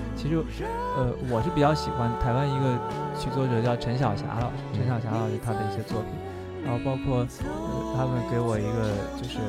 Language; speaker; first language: Chinese; native; Chinese